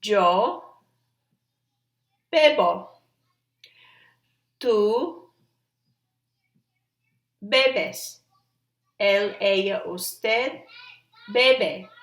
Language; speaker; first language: Spanish; non-native, fluent; English